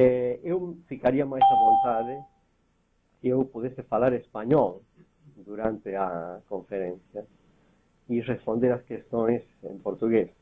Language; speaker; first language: Portuguese; non-native, fluent; Spanish